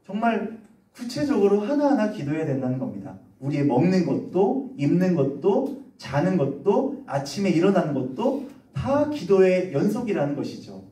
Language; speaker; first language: Korean; native; Korean